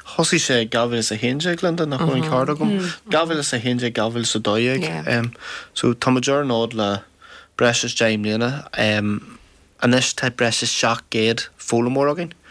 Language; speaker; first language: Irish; non-native, local second language; English